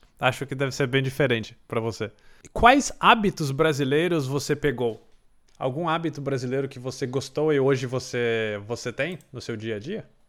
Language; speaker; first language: Portuguese; native; Portuguese